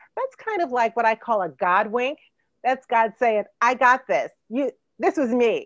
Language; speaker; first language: English; native; English